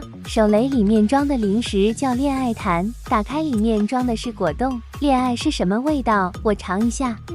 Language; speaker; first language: Chinese; native; Chinese